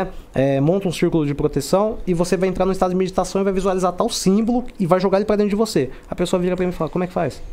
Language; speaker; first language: Portuguese; native; Portuguese